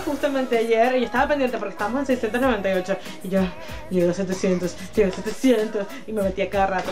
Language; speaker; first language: Spanish; native; Spanish